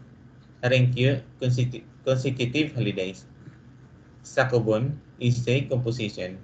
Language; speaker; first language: English; non-native, local second language; Filipino